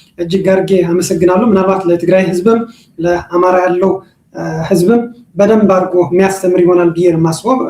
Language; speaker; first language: Amharic; non-native, local second language; Tigrinya